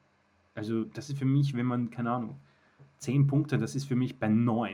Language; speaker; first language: German; native; German